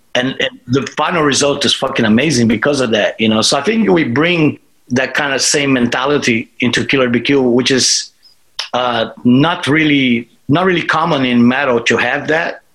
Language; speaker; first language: English; non-native, fluent; Portuguese